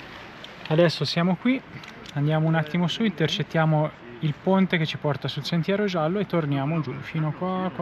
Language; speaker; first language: Italian; native; Italian